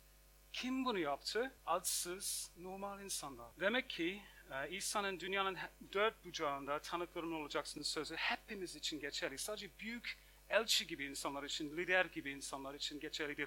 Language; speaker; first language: Turkish; non-native, fluent; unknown